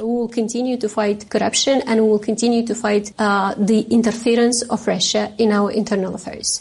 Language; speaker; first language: English; non-native, fluent; Romanian